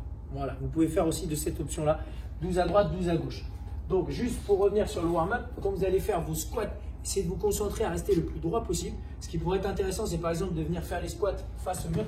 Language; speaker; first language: French; native; French